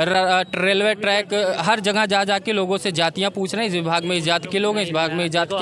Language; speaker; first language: Hindi; native; Hindi